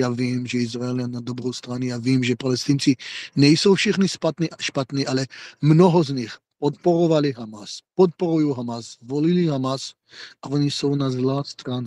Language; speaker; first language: Czech; non-native, fluent; Hebrew